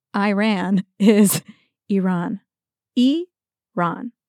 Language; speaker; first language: English; early bilingual, other home language; Persian